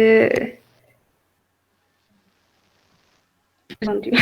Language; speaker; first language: French; non-native, learner; Arabic